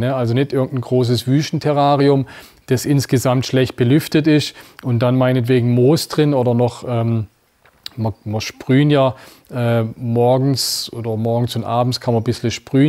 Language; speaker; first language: German; native; German